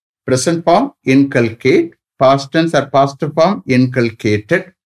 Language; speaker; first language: English; non-native, local second language; Tamil